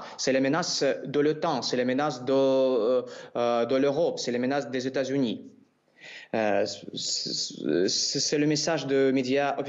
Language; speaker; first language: French; non-native, learner; Russian